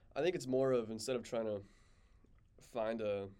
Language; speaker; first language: English; native; English